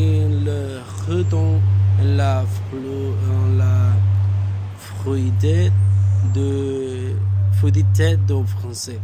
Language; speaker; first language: French; non-native, learner; Spanish